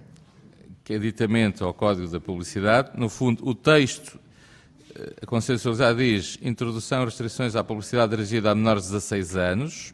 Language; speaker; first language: Portuguese; native; Portuguese